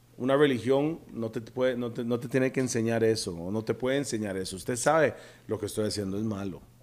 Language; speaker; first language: Spanish; native; Spanish